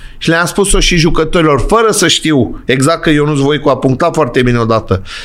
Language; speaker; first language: Romanian; native; Romanian